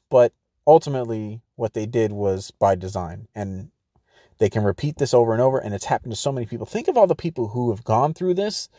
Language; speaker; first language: English; native; English